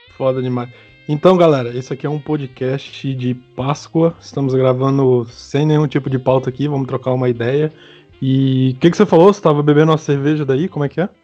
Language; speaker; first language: Portuguese; native; Portuguese